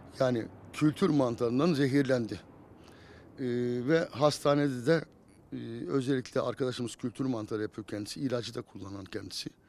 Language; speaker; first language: Turkish; native; Turkish